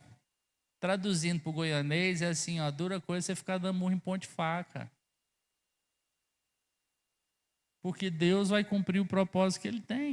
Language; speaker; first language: Portuguese; native; Portuguese